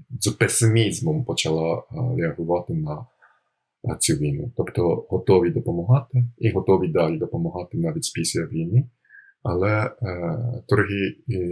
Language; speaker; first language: Ukrainian; non-native, fluent; Japanese